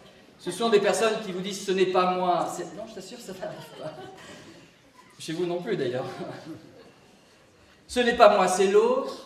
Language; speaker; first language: French; native; French